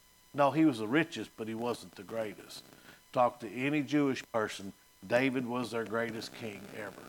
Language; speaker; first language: English; native; English